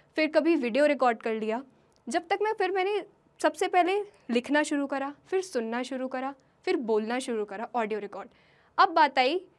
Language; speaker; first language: Hindi; native; Hindi